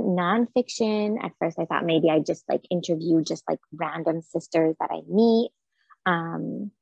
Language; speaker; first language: English; non-native, fluent; Hebrew